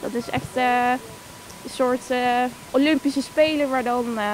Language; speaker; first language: Dutch; native; Dutch